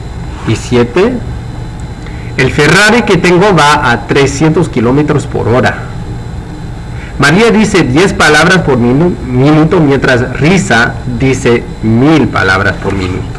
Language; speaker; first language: Spanish; non-native, fluent; English